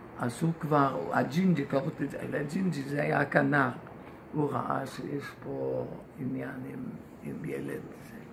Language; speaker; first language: Hebrew; non-native, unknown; Yiddish